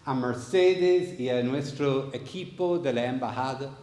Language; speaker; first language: Spanish; non-native, fluent; English